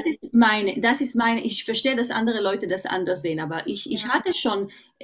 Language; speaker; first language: German; non-native, fluent; Hebrew